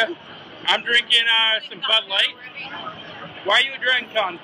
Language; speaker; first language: English; native; English